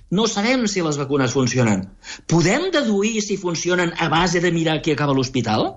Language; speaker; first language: Catalan; native; Catalan